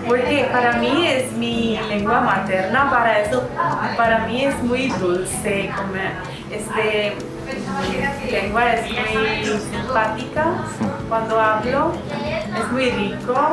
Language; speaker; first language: Spanish; non-native, learner; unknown